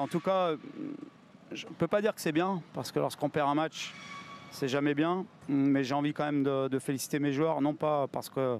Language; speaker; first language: French; native; French